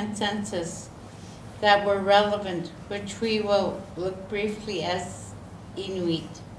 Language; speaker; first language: English; native; English